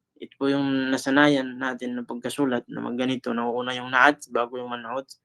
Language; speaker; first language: Filipino; non-native, local second language; Cebuano